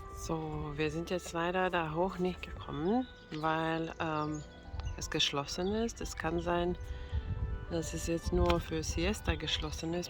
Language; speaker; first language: German; non-native, fluent; Finnish